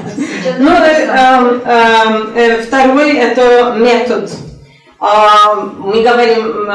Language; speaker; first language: Russian; non-native, learner; Norwegian